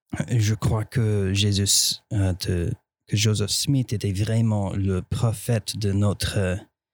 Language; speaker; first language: French; non-native, fluent; English